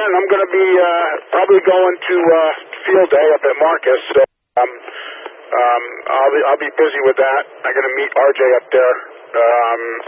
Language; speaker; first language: English; native; English